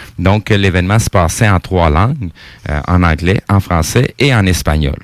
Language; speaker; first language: French; native; French